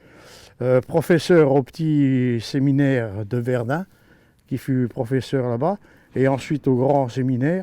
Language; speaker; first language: French; native; French